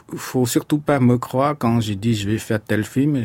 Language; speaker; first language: French; non-native, fluent; Khmer